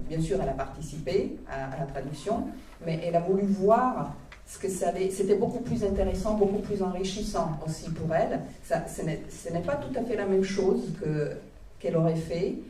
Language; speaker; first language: French; non-native, fluent; Croatian